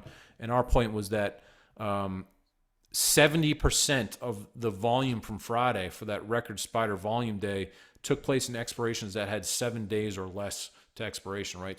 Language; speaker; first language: English; native; English